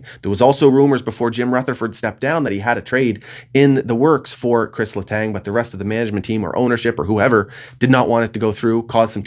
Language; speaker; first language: English; native; English